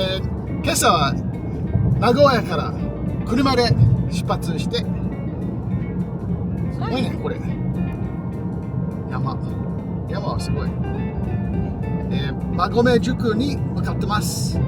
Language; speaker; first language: Japanese; non-native, learner; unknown